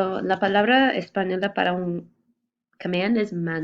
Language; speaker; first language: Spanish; non-native, fluent; English